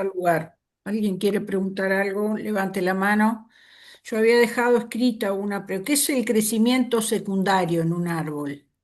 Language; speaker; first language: Spanish; native; Spanish